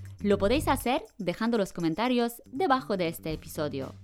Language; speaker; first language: Spanish; non-native, fluent; Polish